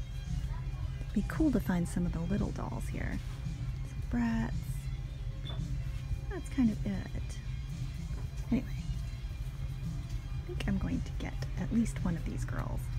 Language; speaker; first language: English; native; English